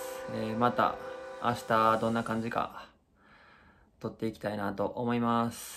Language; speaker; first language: Japanese; native; Japanese